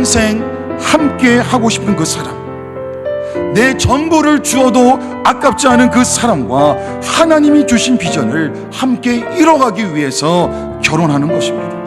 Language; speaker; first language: Korean; native; Korean